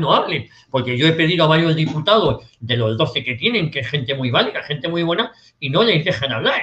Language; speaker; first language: Spanish; native; Spanish